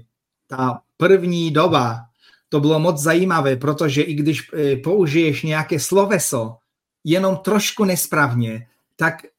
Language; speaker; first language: Czech; non-native, fluent; Polish